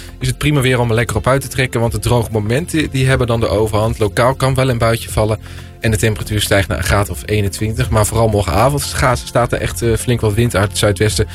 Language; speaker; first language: Dutch; native; Dutch